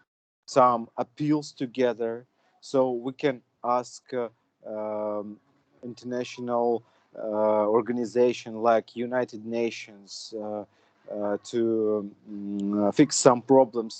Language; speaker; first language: English; non-native, fluent; Russian